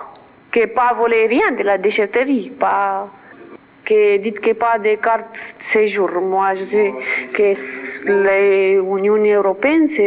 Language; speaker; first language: French; non-native, learner; Romanian